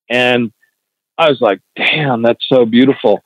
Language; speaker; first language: English; native; English